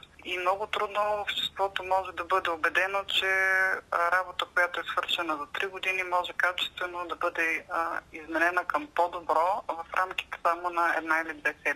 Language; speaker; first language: Bulgarian; native; Bulgarian